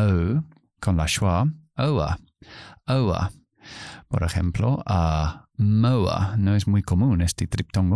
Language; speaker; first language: Spanish; non-native, fluent; English